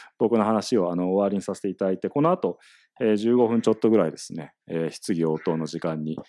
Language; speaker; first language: Japanese; native; Japanese